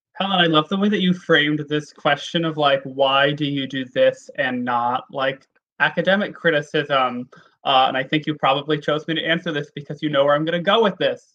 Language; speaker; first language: English; native; English